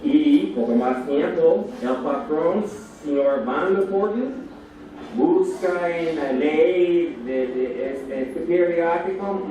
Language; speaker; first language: Spanish; non-native, learner; English